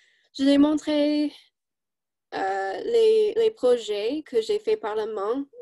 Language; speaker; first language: French; non-native, learner; English